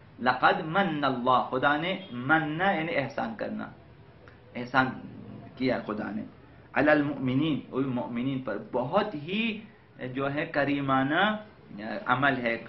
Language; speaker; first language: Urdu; non-native, local second language; Balti